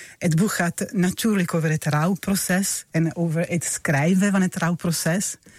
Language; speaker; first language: Dutch; non-native, fluent; Italian